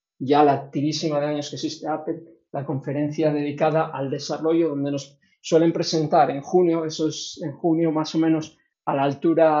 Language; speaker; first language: Spanish; native; Spanish